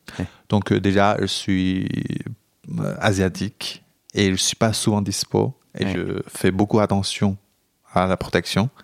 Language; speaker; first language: French; non-native, fluent; Chinese